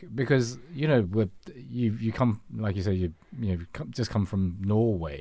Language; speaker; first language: English; non-native, local second language; Cantonese